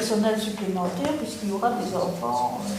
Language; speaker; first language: French; native; French